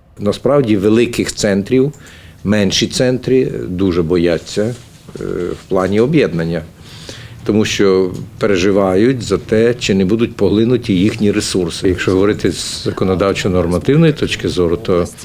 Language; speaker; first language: Ukrainian; native; Ukrainian